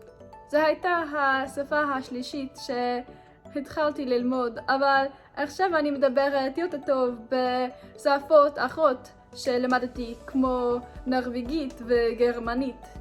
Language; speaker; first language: Hebrew; non-native, learner; English